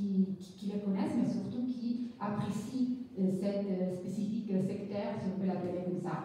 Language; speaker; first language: French; non-native, fluent; Italian